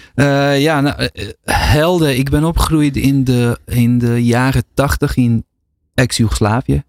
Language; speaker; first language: Dutch; native; Dutch